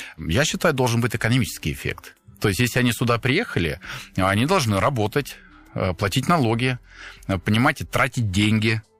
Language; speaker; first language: Russian; non-native, fluent; German